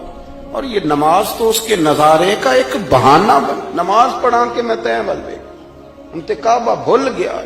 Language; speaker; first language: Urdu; non-native, local second language; Punjabi